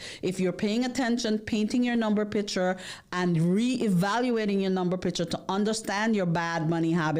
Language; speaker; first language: English; native; English